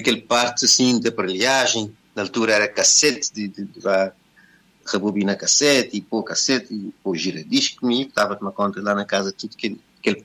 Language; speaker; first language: Portuguese; non-native, local second language; Kabuverdianu